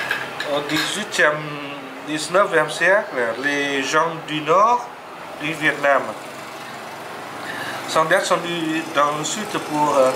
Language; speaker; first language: French; non-native, fluent; Vietnamese